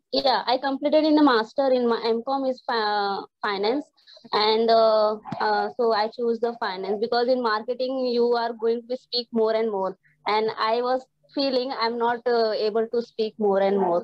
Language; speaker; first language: English; non-native, learner; Hindi